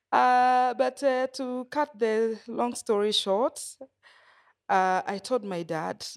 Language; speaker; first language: English; non-native, local second language; Kikuyu